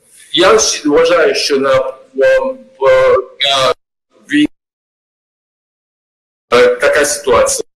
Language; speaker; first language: Ukrainian; non-native, fluent; Georgian